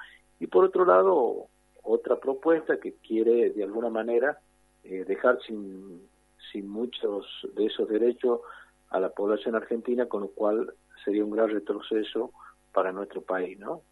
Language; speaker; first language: Spanish; native; Spanish